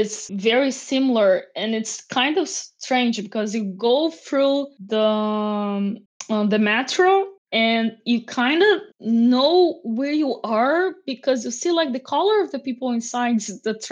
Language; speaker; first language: English; non-native, fluent; Portuguese